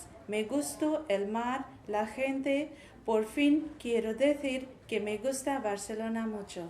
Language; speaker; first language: Spanish; non-native, learner; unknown